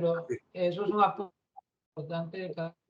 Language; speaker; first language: Spanish; native; Spanish